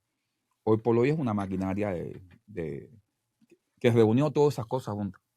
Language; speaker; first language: Spanish; native; Spanish